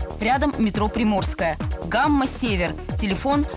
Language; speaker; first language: Russian; native; Russian